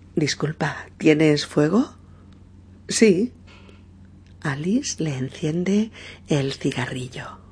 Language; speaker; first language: Spanish; native; Spanish